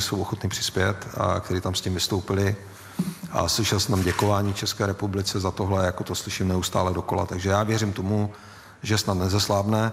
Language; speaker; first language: Czech; native; Czech